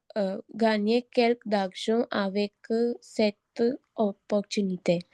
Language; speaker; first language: French; non-native, learner; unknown